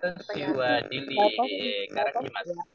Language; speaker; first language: Japanese; non-native, learner; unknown